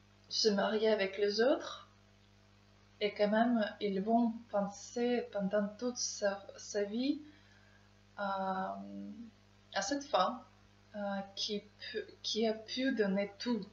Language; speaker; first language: French; non-native, learner; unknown